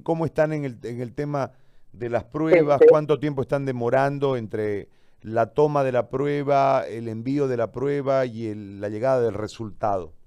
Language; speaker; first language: Spanish; native; Spanish